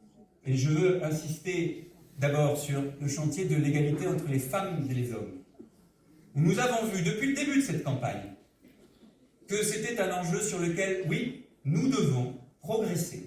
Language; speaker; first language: French; native; French